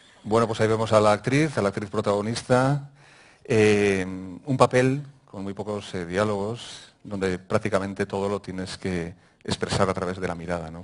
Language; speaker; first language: Spanish; native; Spanish